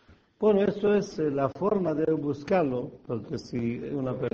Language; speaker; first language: Spanish; non-native, fluent; Persian